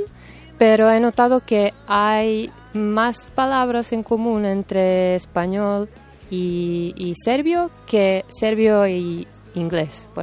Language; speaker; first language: Spanish; non-native, fluent; Serbian